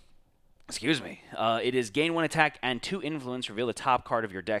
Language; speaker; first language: English; native; English